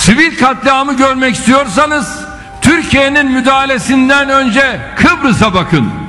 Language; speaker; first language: Turkish; native; Turkish